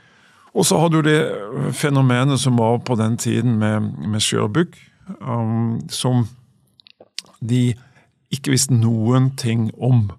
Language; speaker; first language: Norwegian; native; Norwegian